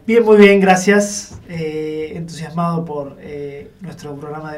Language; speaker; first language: Spanish; native; Spanish